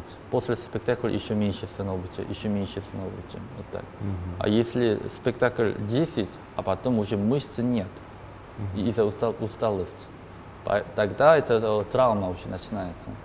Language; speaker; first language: Russian; non-native, learner; Korean